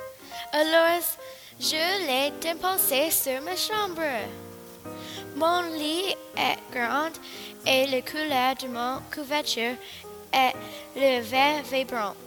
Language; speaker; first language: French; non-native, learner; English